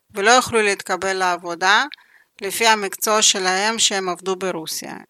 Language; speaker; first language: Hebrew; non-native, fluent; Russian